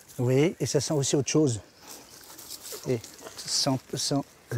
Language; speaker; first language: French; native; French